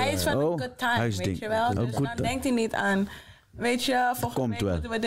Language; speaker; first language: Dutch; native; Dutch